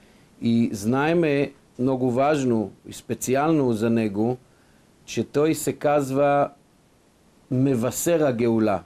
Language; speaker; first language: Bulgarian; non-native, fluent; Hebrew